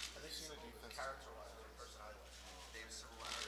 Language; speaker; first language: English; native; English